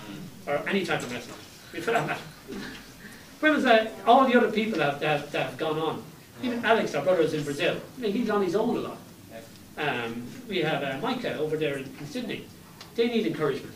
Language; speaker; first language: English; native; English